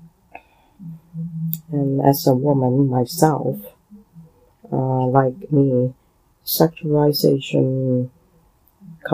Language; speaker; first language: English; non-native, local second language; Cantonese